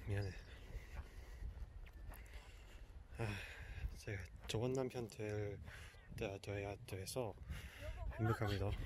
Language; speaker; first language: Korean; non-native, learner; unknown